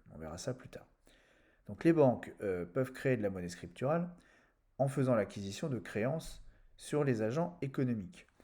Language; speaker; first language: French; native; French